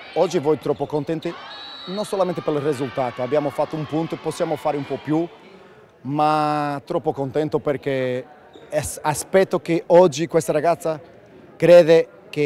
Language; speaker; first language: Italian; non-native, learner; Portuguese